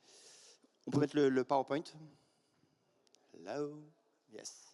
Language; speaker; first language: French; native; French